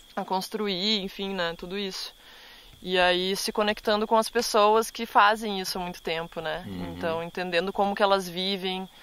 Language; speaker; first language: Portuguese; native; Portuguese